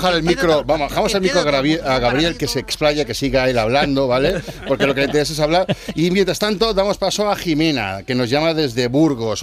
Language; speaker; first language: Spanish; native; Spanish